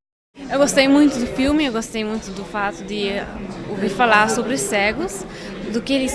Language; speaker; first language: Portuguese; non-native, fluent; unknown